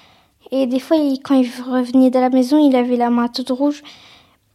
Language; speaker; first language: French; early bilingual, other home language; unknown